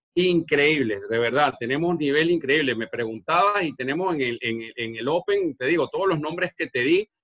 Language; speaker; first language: Spanish; native; Spanish